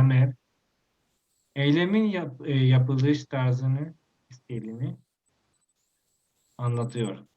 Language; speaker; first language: Turkish; non-native, learner; Spanish